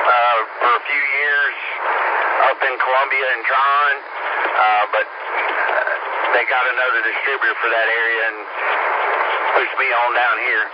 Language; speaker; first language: English; native; English